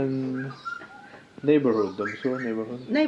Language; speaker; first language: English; non-native, fluent; Chinese